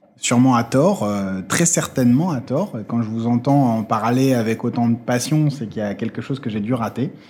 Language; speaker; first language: French; native; French